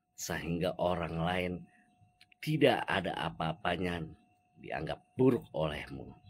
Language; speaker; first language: Indonesian; native; Indonesian